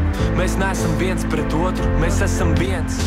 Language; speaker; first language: Latvian; non-native, local second language; Russian